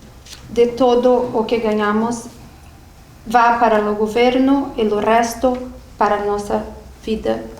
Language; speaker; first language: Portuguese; non-native, learner; Spanish